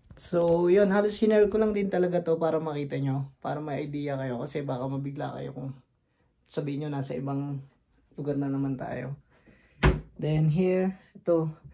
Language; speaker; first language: Filipino; native; Filipino